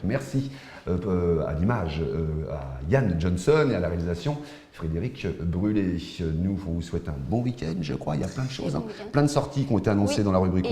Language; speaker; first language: French; native; French